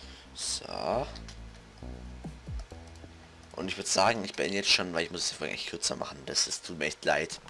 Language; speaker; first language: German; native; German